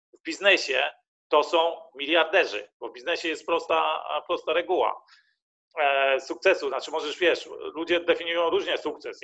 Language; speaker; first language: Polish; early bilingual, heritage; Polish